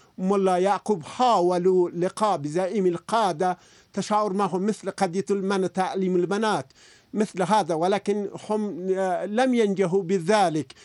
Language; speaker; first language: Arabic; non-native, fluent; Persian